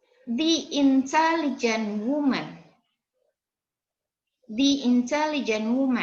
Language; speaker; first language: English; non-native, fluent; Indonesian